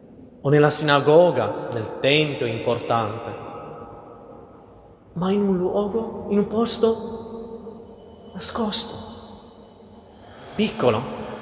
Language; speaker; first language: Italian; non-native, fluent; Portuguese